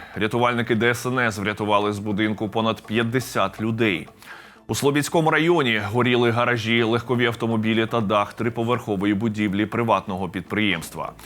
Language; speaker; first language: Ukrainian; native; Ukrainian